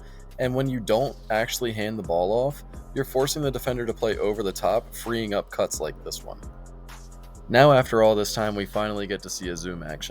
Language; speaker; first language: English; native; English